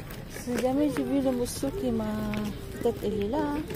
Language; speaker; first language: French; non-native, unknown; Filipino